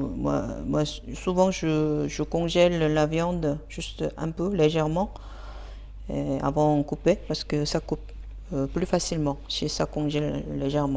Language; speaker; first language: French; non-native, fluent; Korean